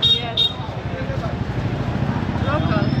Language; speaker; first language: English; non-native, learner; Greek